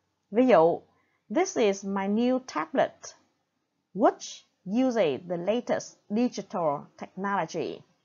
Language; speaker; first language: English; non-native, fluent; Vietnamese